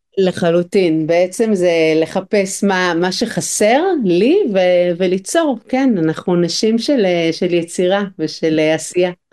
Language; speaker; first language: Hebrew; native; Hebrew